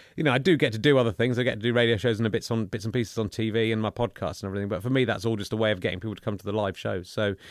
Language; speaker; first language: English; native; English